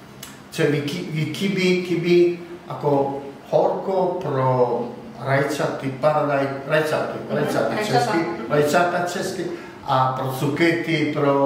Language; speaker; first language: Czech; non-native, learner; Italian